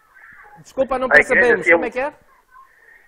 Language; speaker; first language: Portuguese; native; Portuguese